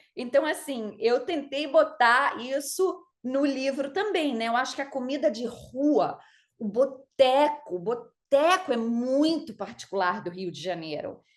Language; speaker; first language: Portuguese; native; Portuguese